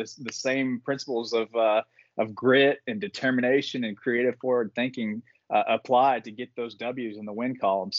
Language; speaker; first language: English; native; English